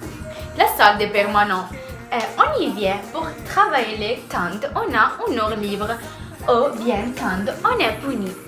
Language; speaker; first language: French; non-native, learner; Italian